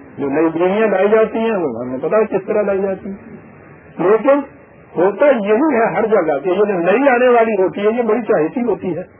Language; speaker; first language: Urdu; non-native, local second language; Punjabi